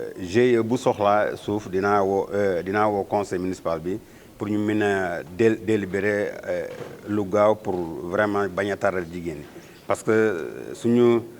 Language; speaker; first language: Wolof; non-native, local second language; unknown